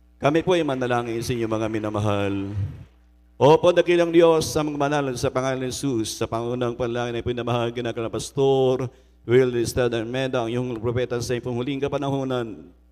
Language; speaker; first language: Filipino; native; Filipino